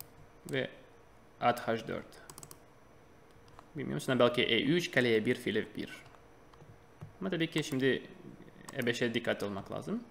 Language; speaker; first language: Turkish; non-native, fluent; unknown